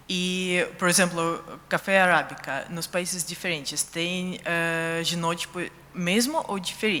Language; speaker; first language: Portuguese; non-native, fluent; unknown